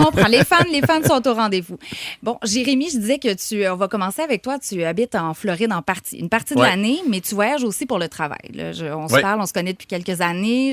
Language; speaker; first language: French; native; French